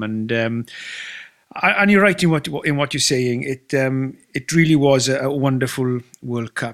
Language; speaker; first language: English; native; English